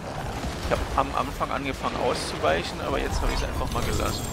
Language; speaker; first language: German; native; German